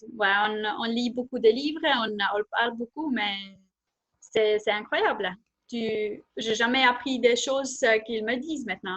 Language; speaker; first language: French; non-native, fluent; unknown